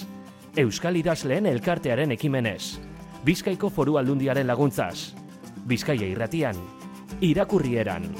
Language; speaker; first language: Basque; native; Basque